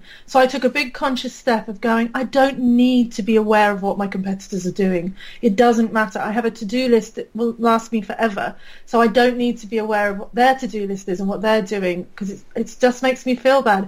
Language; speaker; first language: English; native; English